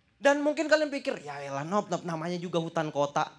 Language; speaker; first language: Indonesian; native; Indonesian